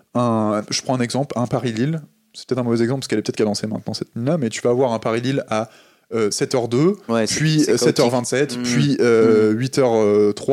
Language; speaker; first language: French; native; French